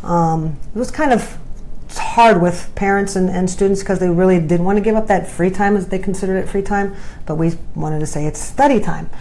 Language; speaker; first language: English; native; English